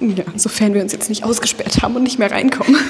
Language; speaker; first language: German; native; German